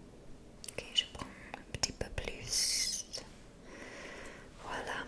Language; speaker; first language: French; non-native, fluent; English